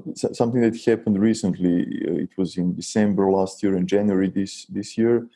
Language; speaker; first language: English; non-native, fluent; Serbian